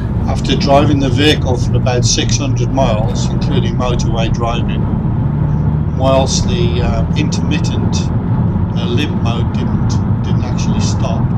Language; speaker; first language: English; native; English